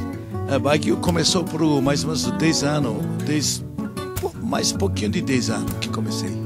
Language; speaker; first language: Portuguese; non-native, learner; Japanese